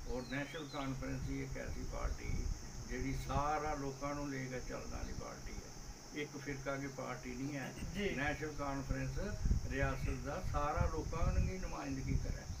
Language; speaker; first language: Punjabi; non-native, local second language; Gujari